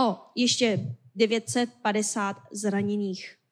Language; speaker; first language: Czech; non-native, fluent; Korean